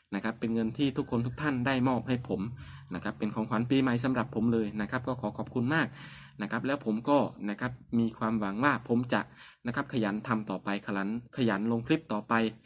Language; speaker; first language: Thai; non-native, local second language; Northern Khmer